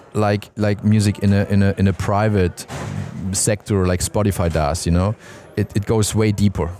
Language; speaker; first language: English; non-native, fluent; German